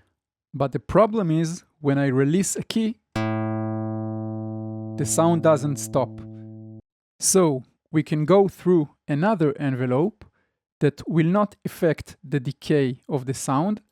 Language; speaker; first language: English; non-native, fluent; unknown